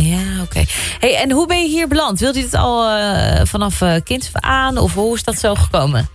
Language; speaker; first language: Dutch; native; Dutch